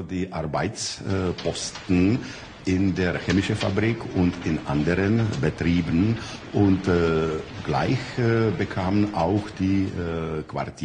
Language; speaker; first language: German; non-native, learner; Czech